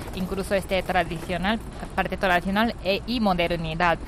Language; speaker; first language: Spanish; non-native, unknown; Japanese